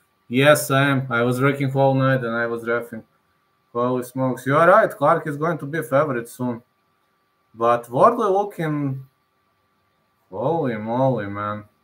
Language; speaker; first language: English; non-native, fluent; Serbian